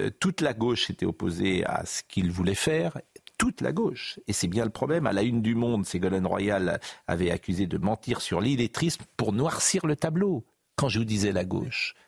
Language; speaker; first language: French; native; French